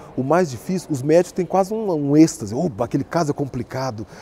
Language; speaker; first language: Portuguese; native; Portuguese